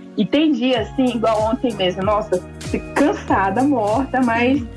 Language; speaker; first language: Portuguese; native; Portuguese